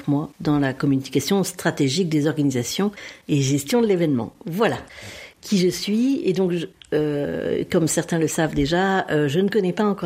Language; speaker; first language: French; native; French